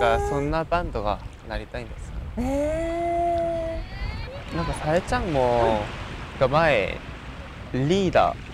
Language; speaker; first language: Japanese; non-native, learner; Korean